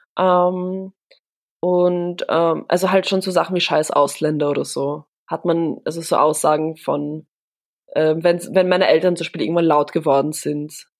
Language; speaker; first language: German; early bilingual, other home language; Polish